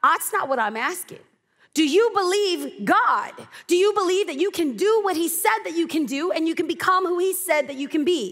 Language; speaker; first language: English; native; English